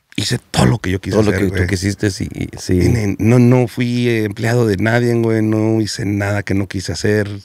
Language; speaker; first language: Spanish; early bilingual, heritage; Spanish